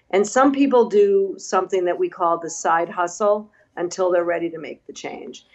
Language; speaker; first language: English; native; English